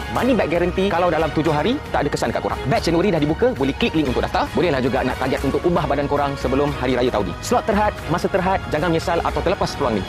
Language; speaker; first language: Malay; native; Malay